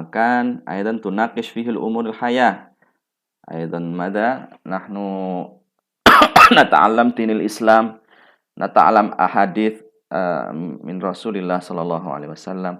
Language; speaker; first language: Arabic; non-native, fluent; Indonesian